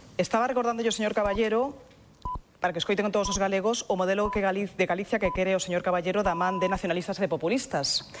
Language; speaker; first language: Galician; non-native, local second language; Spanish